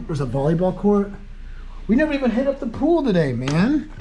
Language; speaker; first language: English; native; English